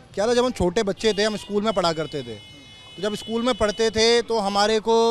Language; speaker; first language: Hindi; native; Hindi